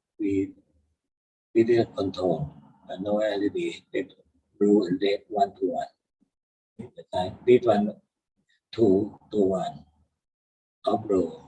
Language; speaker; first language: English; non-native, learner; Thai